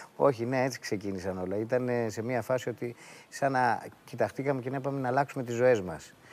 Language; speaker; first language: Greek; native; Greek